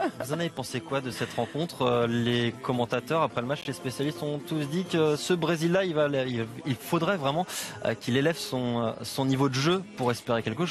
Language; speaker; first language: French; native; French